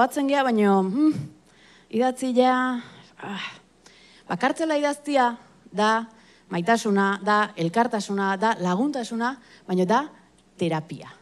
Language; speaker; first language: Basque; native; Basque